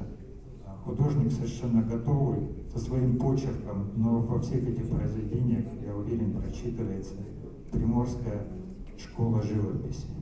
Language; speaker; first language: Russian; native; Russian